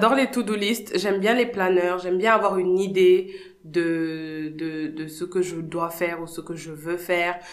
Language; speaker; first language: French; non-native, local second language; Wolof